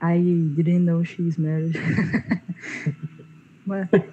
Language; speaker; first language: English; non-native, learner; Portuguese